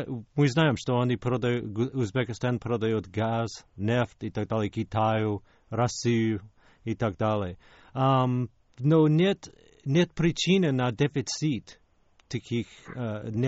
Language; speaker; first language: Russian; non-native, fluent; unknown